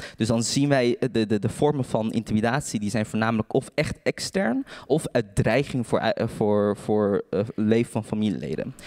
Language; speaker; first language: Dutch; early bilingual, other home language; Uyghur